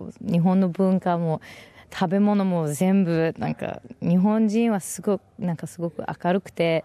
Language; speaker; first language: Japanese; non-native, fluent; English